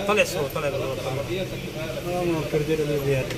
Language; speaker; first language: Arabic; non-native, learner; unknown